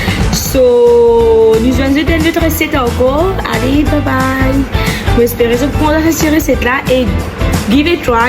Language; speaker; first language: French; non-native, learner; Hindi